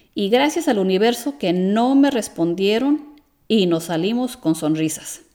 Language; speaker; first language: Spanish; early bilingual, heritage; Spanish